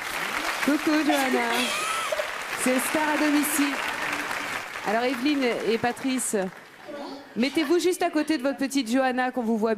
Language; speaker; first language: French; native; French